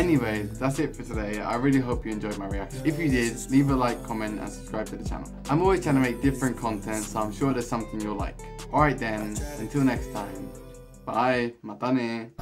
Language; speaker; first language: English; native; English